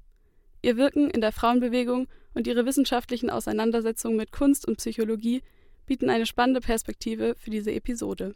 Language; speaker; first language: German; native; German